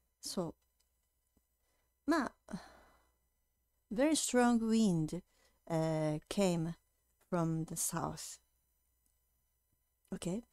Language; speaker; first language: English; non-native, fluent; Japanese